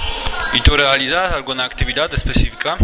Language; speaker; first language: Spanish; native; Spanish